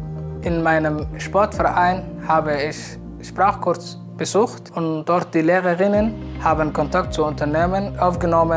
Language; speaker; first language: German; non-native, learner; Somali